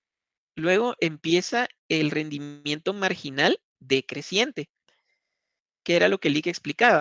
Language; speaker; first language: Spanish; native; Spanish